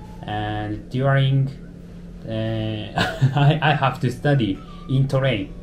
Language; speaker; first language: English; non-native, learner; Japanese